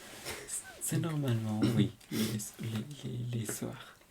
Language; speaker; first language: French; non-native, fluent; Spanish